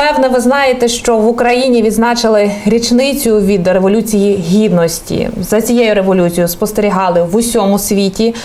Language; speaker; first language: Ukrainian; native; Ukrainian